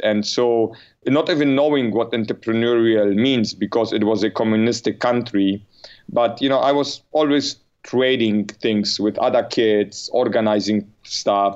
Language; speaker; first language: English; non-native, fluent; Polish